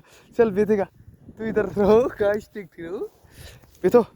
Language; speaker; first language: Hindi; non-native, local second language; Bodo